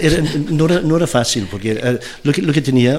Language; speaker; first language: Catalan; non-native, fluent; English